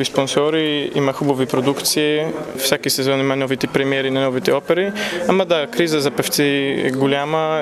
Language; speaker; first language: Bulgarian; early bilingual, heritage; Polish